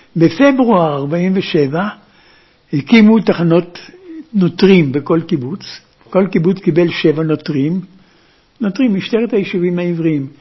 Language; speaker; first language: Hebrew; early bilingual, other home language; German